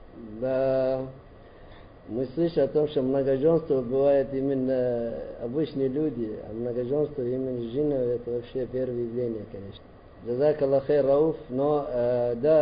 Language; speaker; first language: Russian; non-native, learner; Arabic